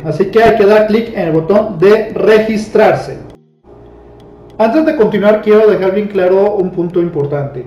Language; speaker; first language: Spanish; native; Spanish